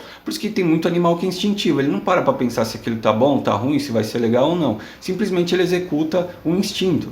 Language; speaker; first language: Portuguese; native; Portuguese